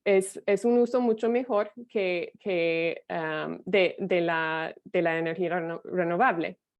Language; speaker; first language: Spanish; non-native, fluent; English